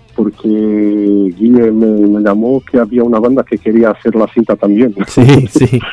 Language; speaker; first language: Spanish; non-native, learner; Portuguese